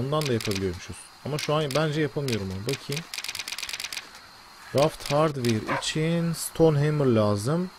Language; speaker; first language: Turkish; native; Turkish